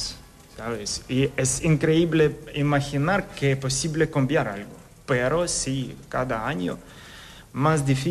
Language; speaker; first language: Spanish; non-native, learner; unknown